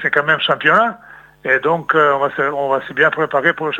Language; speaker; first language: French; non-native, fluent; Serbian